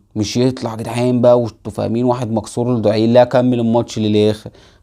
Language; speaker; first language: Arabic; native; Arabic